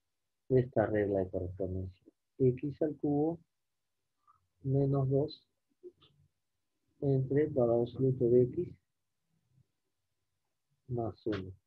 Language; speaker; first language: Spanish; native; Spanish